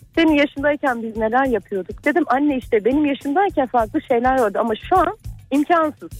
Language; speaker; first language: Turkish; native; Turkish